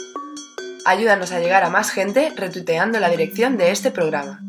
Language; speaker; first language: Spanish; native; Spanish